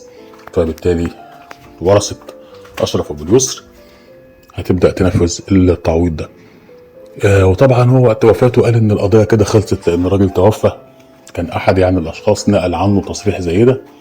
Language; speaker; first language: Arabic; native; Arabic